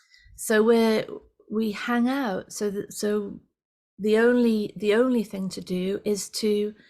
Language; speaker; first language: English; native; English